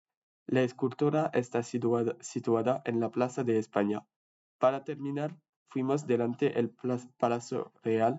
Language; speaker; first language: Spanish; non-native, learner; French